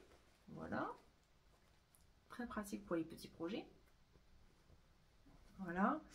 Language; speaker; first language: French; native; French